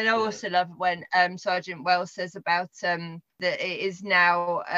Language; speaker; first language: English; native; English